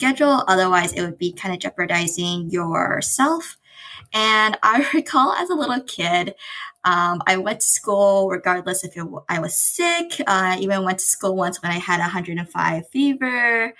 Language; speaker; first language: English; native; English